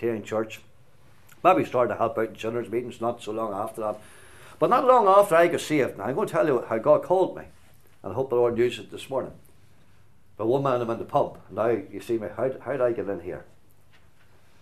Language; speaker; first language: English; native; English